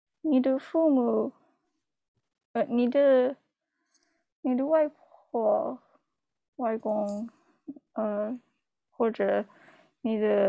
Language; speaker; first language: Chinese; non-native, learner; English